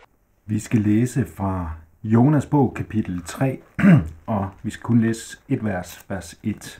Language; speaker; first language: Danish; native; Danish